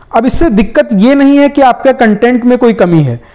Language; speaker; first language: Hindi; native; Hindi